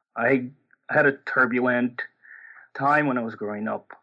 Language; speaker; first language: English; non-native, fluent; Portuguese